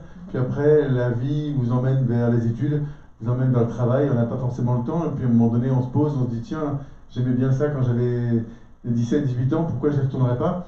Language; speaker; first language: French; native; French